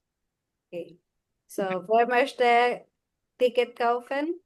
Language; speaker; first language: German; non-native, fluent; Filipino